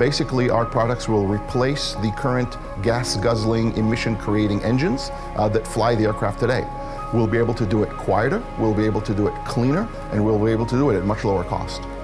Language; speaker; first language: English; native; English